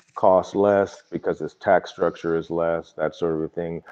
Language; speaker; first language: English; native; English